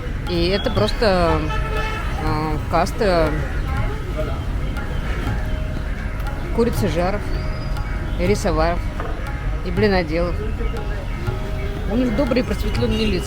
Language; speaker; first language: Russian; native; Russian